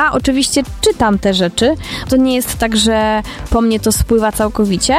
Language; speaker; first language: Polish; native; Polish